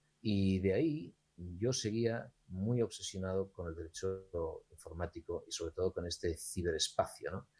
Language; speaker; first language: Spanish; native; Spanish